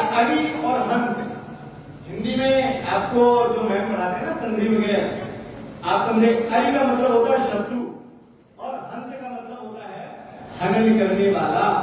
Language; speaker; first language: Hindi; native; Hindi